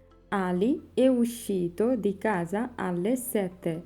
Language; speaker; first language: Italian; non-native, fluent; Bangla